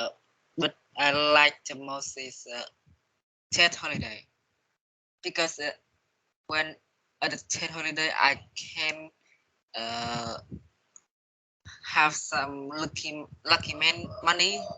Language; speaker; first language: English; non-native, learner; Vietnamese